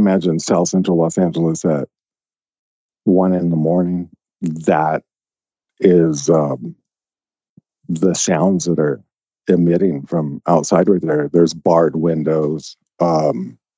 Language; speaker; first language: English; native; English